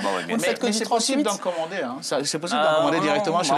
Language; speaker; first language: French; native; French